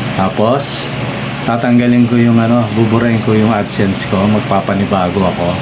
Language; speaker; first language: Filipino; non-native, local second language; Pampanga